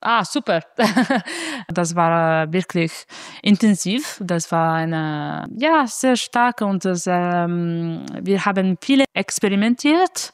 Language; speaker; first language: German; non-native, fluent; Italian